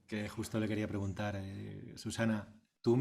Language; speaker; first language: Spanish; native; Spanish